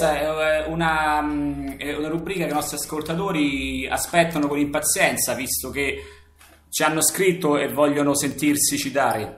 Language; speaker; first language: Italian; native; Italian